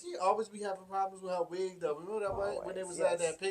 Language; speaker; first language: English; native; English